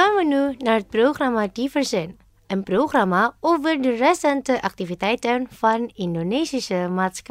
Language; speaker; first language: Dutch; non-native, learner; Indonesian